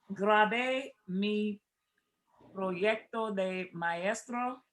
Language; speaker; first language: Spanish; non-native, learner; English